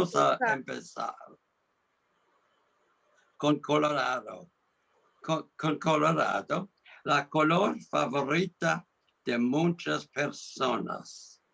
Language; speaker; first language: Spanish; non-native, learner; English